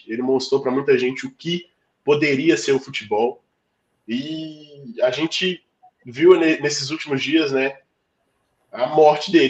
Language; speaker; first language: Portuguese; native; Portuguese